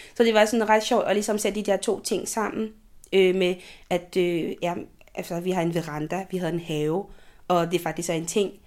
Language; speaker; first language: Danish; early bilingual, other home language; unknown